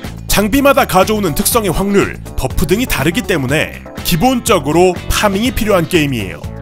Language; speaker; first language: Korean; native; Korean